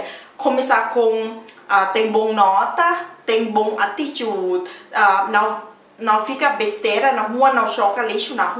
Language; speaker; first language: Portuguese; non-native, learner; Thai